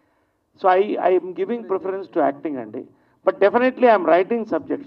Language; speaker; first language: Telugu; native; Telugu